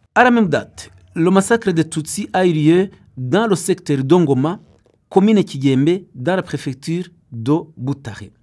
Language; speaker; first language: French; non-native, local second language; Kinyarwanda